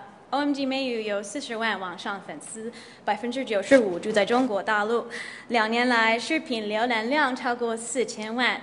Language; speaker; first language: Chinese; non-native, fluent; English